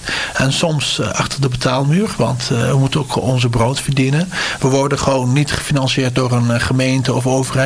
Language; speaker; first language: Dutch; non-native, fluent; Turkish